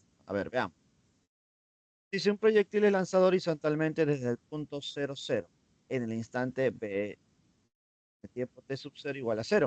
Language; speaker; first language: Spanish; native; Spanish